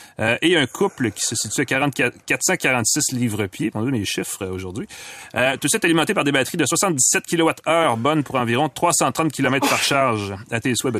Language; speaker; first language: French; native; French